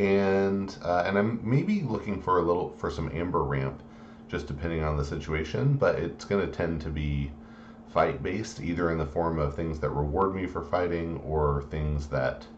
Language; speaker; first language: English; native; English